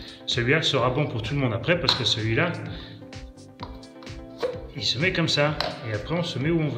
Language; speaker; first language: French; native; French